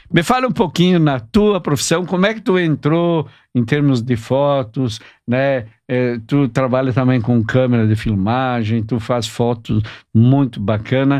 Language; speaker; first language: Portuguese; native; Portuguese